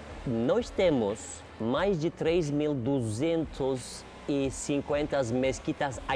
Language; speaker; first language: Portuguese; non-native, learner; Turkish